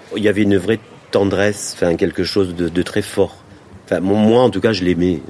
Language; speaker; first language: French; native; French